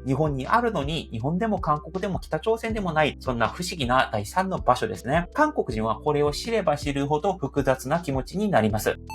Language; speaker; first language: Japanese; non-native, fluent; Korean